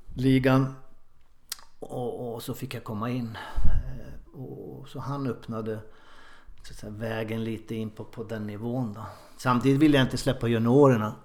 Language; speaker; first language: Swedish; native; Swedish